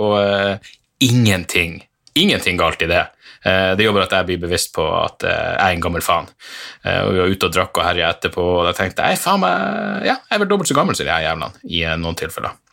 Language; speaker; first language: Norwegian; native; Norwegian